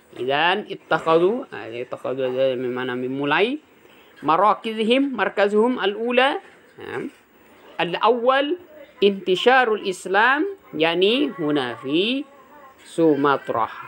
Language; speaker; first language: Arabic; non-native, fluent; Indonesian